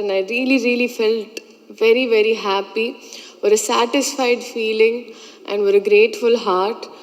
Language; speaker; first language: Tamil; non-native, fluent; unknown